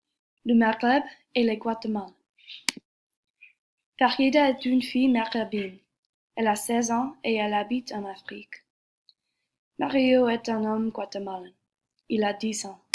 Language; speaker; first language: French; non-native, learner; English